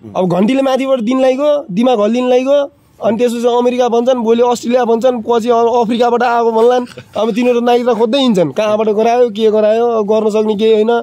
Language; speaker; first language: Nepali; native; Nepali